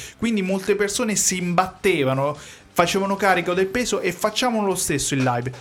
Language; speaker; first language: Italian; native; Italian